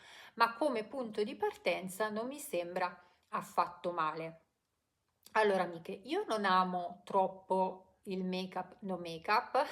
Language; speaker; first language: Italian; native; Italian